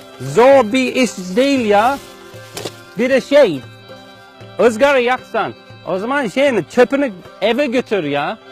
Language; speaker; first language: Turkish; non-native, learner; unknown